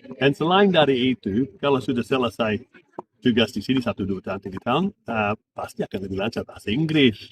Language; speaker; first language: Indonesian; non-native, fluent; English